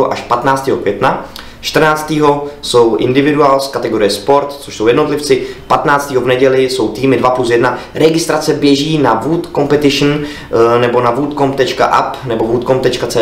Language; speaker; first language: Czech; native; Czech